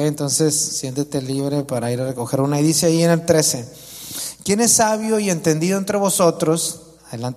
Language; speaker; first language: Spanish; native; Spanish